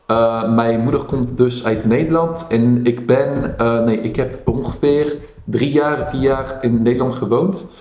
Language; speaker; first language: Dutch; early bilingual, heritage; Dutch